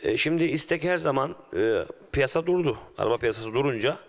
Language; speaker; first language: Turkish; native; Turkish